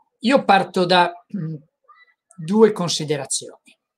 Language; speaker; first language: Italian; native; Italian